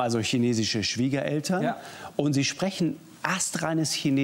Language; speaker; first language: German; native; German